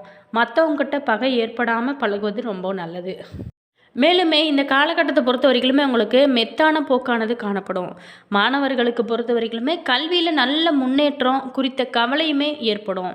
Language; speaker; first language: Tamil; native; Tamil